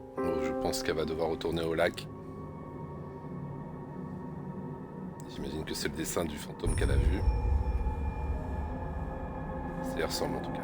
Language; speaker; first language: French; native; French